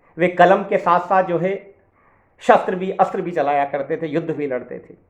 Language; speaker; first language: Hindi; native; Hindi